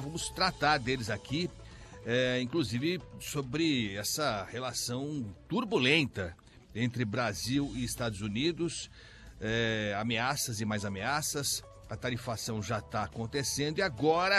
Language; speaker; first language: Portuguese; native; Portuguese